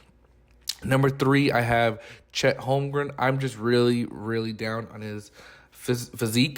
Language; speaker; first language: English; native; English